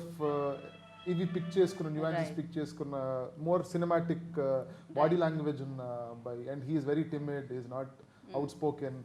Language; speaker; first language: Telugu; native; Telugu